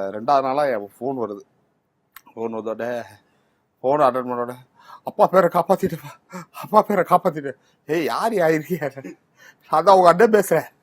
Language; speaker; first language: Tamil; native; Tamil